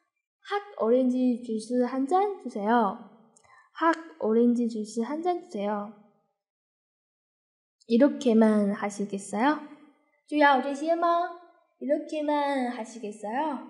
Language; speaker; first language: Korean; non-native, fluent; Chinese